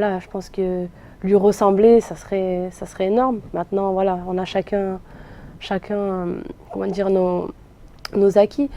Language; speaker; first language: French; native; French